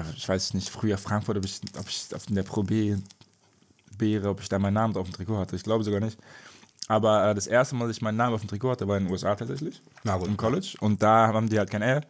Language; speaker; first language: German; native; German